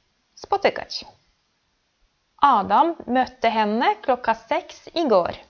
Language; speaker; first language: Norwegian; non-native, fluent; Polish